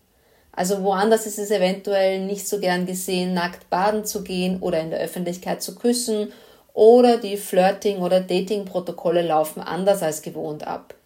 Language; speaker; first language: German; native; German